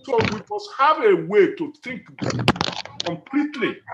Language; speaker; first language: English; non-native, local second language; Yoruba